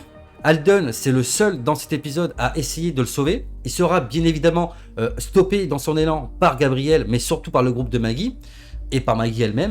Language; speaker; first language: French; native; French